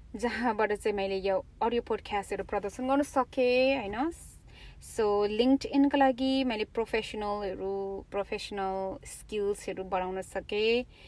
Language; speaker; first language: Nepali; early bilingual, heritage; Nepali